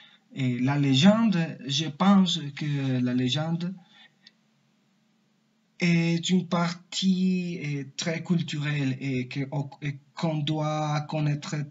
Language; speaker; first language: French; non-native, learner; Spanish